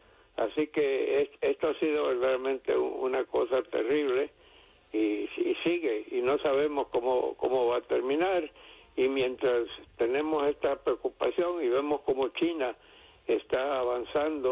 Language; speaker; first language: Spanish; native; Spanish